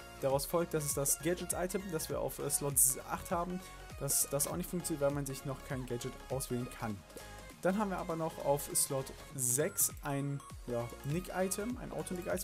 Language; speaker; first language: German; native; German